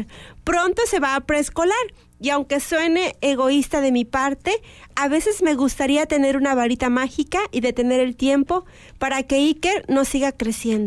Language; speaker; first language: Spanish; native; Spanish